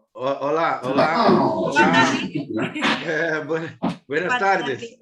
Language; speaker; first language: Spanish; non-native, learner; Portuguese